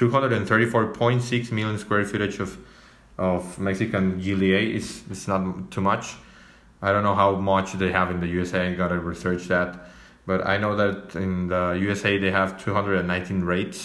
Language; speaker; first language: English; non-native, fluent; Spanish